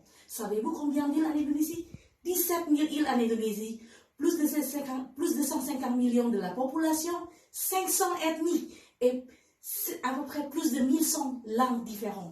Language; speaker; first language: French; non-native, fluent; Indonesian